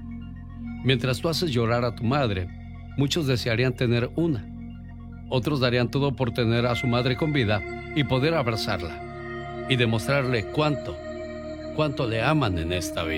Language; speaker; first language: Spanish; native; Spanish